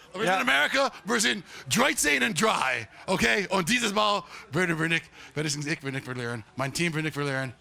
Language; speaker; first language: German; non-native, learner; English